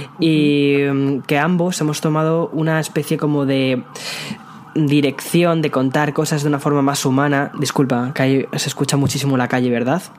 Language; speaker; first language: Spanish; native; Spanish